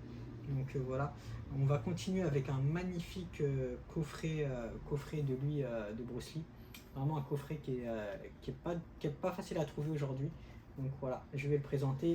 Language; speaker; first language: French; native; French